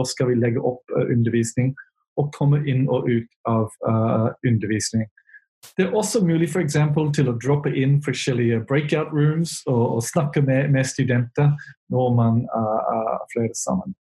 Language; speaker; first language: Norwegian; non-native, fluent; English